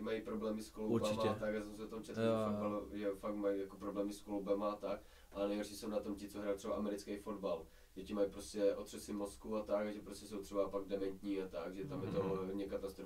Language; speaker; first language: Czech; native; Czech